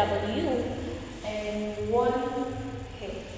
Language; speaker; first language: English; non-native, learner; Indonesian